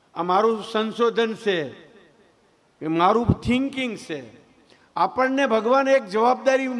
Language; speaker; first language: Gujarati; native; Gujarati